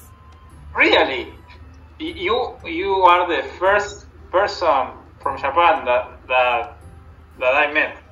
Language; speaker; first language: English; non-native, learner; Spanish